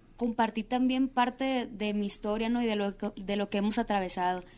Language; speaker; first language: Spanish; native; Spanish